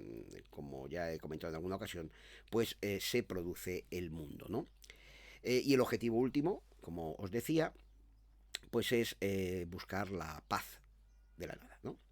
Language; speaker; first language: Spanish; native; Spanish